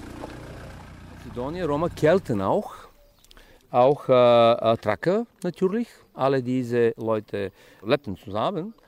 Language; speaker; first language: German; non-native, fluent; Bulgarian